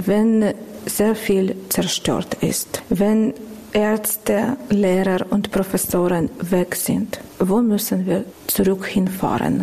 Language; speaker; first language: German; non-native, fluent; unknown